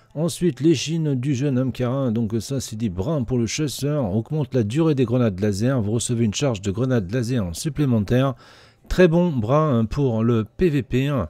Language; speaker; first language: French; native; French